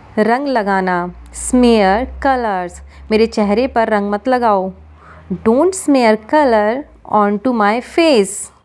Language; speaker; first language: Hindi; native; Hindi